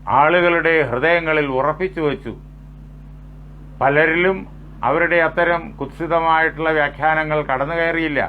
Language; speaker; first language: Malayalam; native; Malayalam